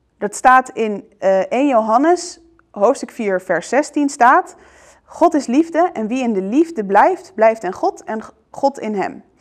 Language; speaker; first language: Dutch; early bilingual, other home language; Arabic